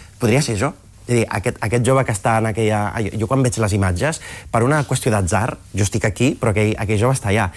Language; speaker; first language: Catalan; early bilingual, other home language; Arabic